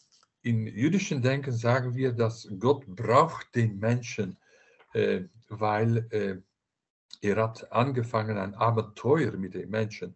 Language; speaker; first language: German; non-native, fluent; Dutch